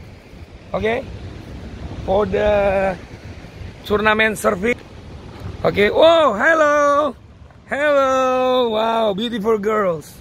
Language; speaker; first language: English; non-native, learner; Indonesian